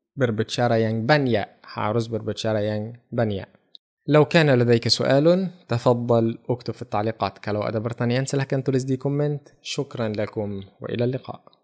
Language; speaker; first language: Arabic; native; Arabic